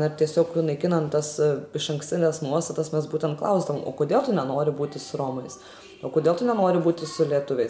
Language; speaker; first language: Lithuanian; native; Lithuanian